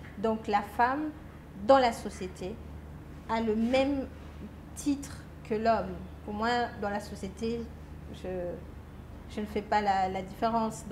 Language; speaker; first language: French; non-native, local second language; Lingala